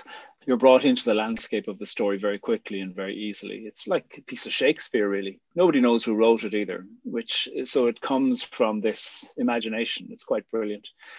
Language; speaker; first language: English; native; English